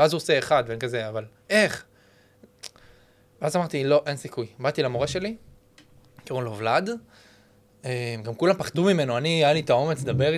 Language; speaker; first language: Hebrew; native; Hebrew